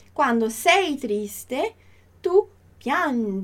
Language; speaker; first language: Italian; non-native, fluent; Portuguese